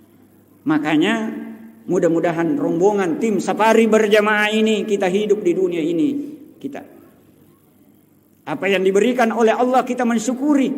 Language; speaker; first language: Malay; non-native, local second language; Buginese